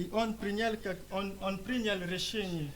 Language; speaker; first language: Russian; non-native, learner; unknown